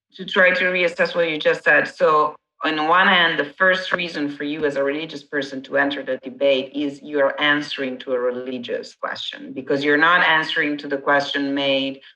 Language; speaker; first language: English; non-native, fluent; Italian